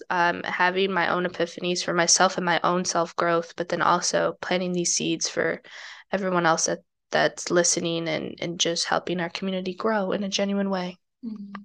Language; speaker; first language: English; native; English